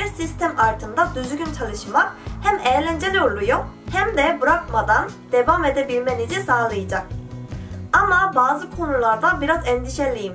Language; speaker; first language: Turkish; non-native, fluent; Korean